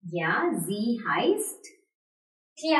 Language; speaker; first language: German; non-native, fluent; Hindi